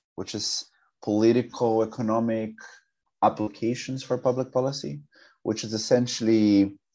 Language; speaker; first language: English; non-native, fluent; Portuguese